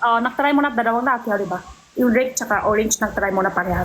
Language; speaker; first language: Filipino; non-native, learner; Chinese